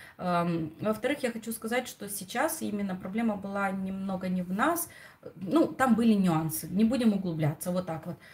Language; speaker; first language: Russian; non-native, local second language; Romanian